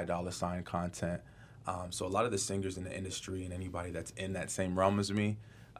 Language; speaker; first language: English; native; English